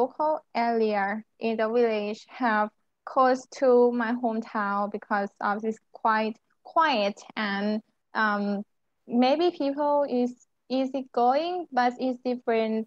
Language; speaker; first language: English; non-native, learner; Thai